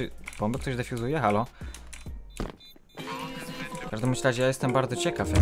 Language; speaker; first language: Polish; native; Polish